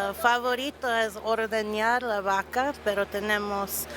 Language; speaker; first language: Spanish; non-native, fluent; English